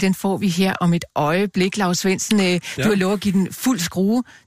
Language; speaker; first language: Danish; native; Danish